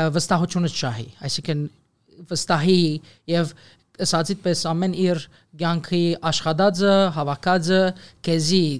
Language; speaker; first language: Armenian; early bilingual, heritage; Armenian